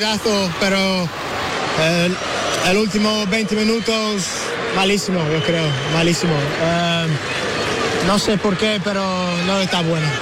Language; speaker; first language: Spanish; non-native, learner; English